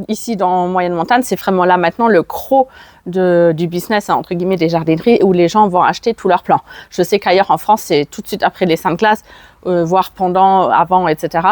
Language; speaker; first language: French; non-native, fluent; German